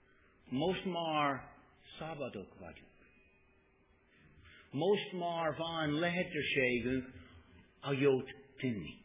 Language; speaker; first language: Hungarian; non-native, learner; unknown